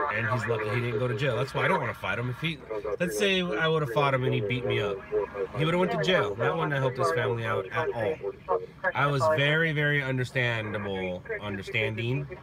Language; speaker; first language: English; native; English